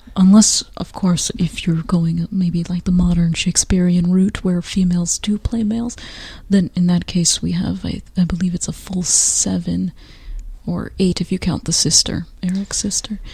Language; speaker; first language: English; native; English